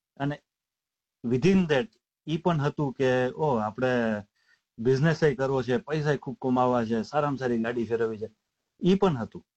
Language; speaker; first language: Gujarati; native; Gujarati